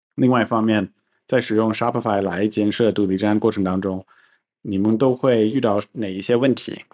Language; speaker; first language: Chinese; non-native, fluent; English